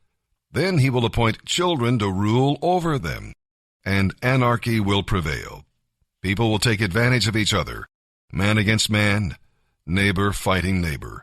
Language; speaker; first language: English; native; English